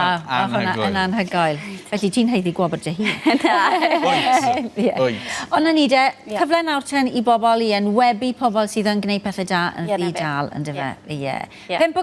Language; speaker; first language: Welsh; native; Welsh